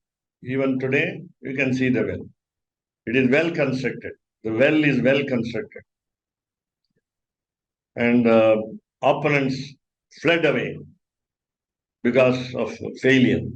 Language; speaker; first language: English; non-native, local second language; Tamil